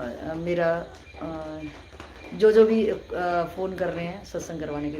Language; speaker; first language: Hindi; native; Hindi